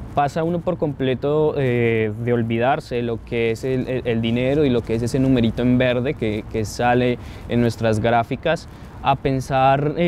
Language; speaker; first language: Spanish; native; Spanish